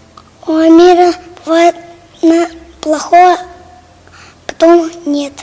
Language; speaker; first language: Russian; non-native, local second language; Tajik